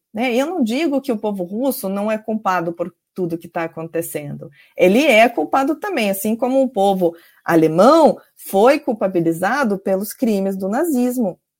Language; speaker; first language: Portuguese; non-native, fluent; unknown